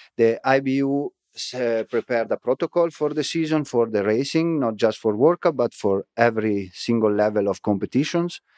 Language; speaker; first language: English; non-native, fluent; Italian